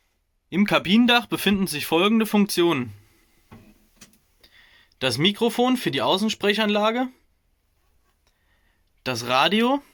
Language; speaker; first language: German; native; German